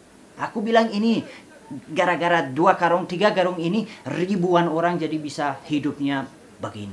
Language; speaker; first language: Indonesian; non-native, fluent; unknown